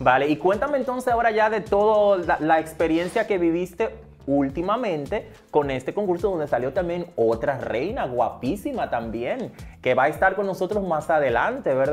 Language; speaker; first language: Spanish; native; Spanish